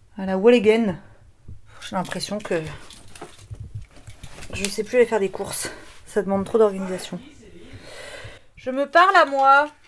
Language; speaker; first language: French; native; French